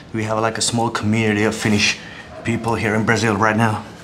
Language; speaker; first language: English; non-native, fluent; Finnish